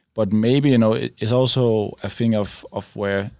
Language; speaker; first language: English; non-native, fluent; Danish